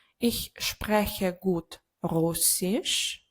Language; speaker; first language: German; non-native, fluent; Ukrainian